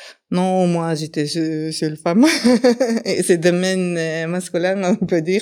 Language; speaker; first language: French; non-native, fluent; Kyrgyz